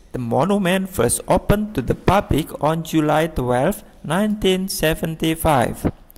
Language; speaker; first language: English; non-native, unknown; Indonesian